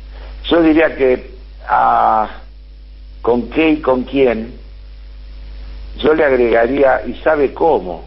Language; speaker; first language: Spanish; native; Spanish